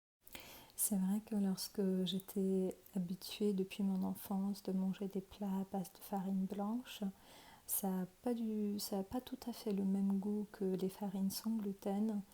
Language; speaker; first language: French; non-native, fluent; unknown